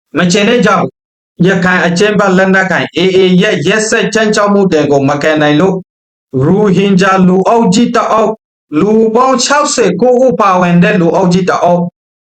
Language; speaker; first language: Burmese; non-native, local second language; Rohingya